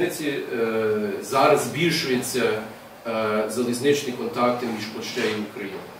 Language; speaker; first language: Ukrainian; early bilingual, heritage; English